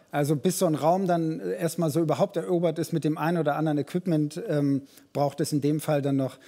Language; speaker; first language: German; native; German